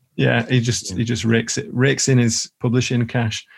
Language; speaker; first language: English; native; English